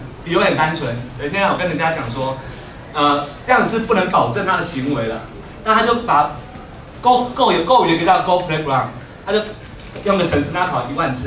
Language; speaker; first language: Chinese; native; Chinese